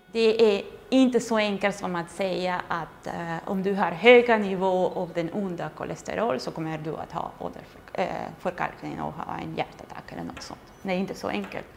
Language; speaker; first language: Swedish; non-native, fluent; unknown